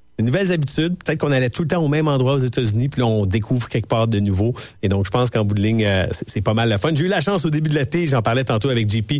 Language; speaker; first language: French; native; French